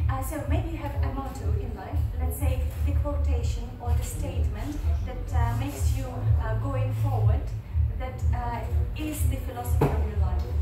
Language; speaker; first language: English; non-native, fluent; Russian